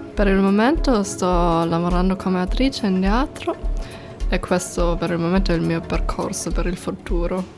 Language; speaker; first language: Italian; non-native, fluent; German